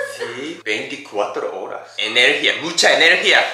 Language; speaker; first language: Spanish; non-native, learner; Japanese